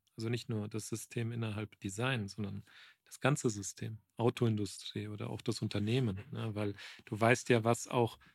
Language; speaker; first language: German; native; German